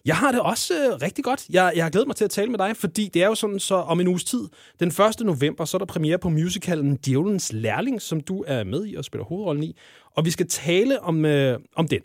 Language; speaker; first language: Danish; native; Danish